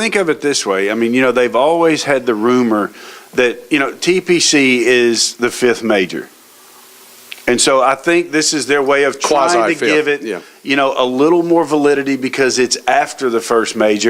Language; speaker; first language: English; native; English